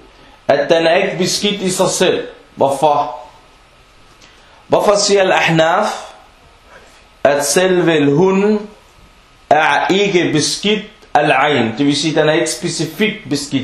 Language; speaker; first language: Danish; non-native, local second language; Arabic